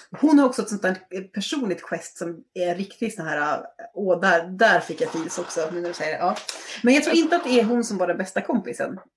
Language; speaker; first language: Swedish; native; Swedish